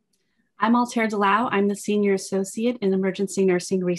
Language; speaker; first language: English; native; English